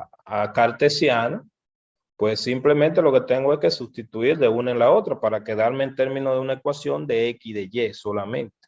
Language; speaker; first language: Spanish; native; Spanish